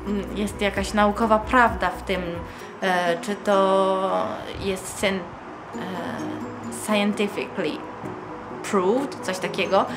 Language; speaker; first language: Polish; early bilingual, heritage; Polish